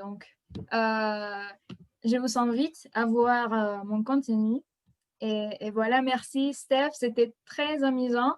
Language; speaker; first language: French; non-native, fluent; Spanish